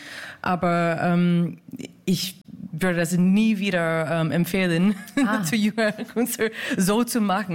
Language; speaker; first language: German; non-native, fluent; English